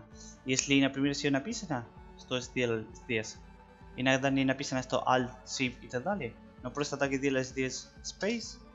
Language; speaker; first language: Russian; non-native, learner; Spanish